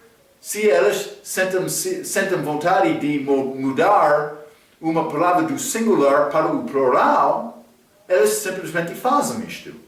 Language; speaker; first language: Portuguese; non-native, fluent; English